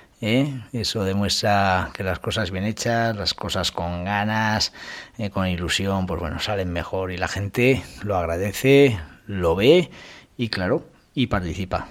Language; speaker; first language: Spanish; native; Spanish